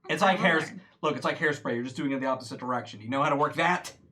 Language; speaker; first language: English; native; English